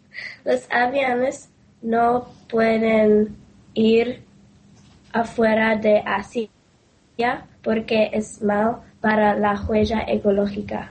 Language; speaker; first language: Spanish; non-native, learner; English